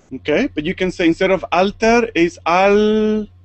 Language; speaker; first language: English; non-native, fluent; Spanish